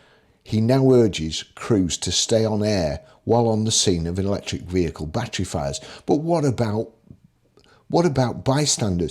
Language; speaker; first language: English; native; English